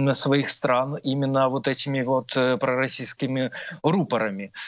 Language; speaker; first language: Russian; non-native, local second language; Ukrainian